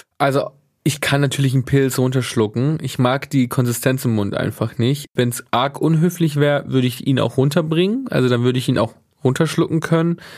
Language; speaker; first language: German; native; German